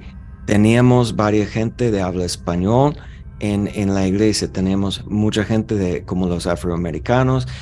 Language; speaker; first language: Spanish; non-native, fluent; English